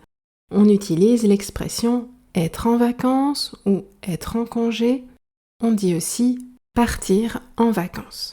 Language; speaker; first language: French; native; French